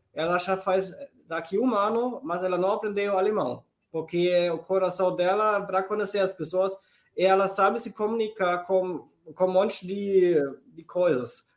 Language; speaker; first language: Portuguese; non-native, fluent; German